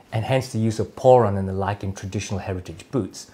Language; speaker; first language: English; native; English